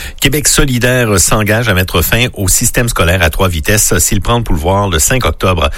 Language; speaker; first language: French; native; French